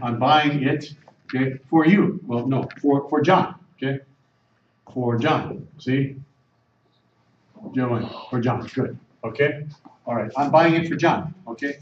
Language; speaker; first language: English; native; English